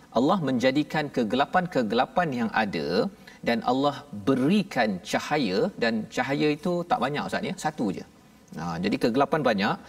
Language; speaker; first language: Malay; native; Malay